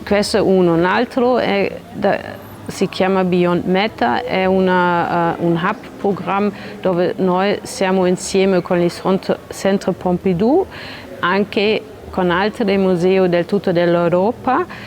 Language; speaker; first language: Italian; non-native, learner; German